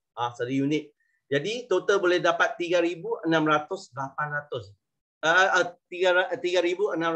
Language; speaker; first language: Malay; non-native, local second language; Chinese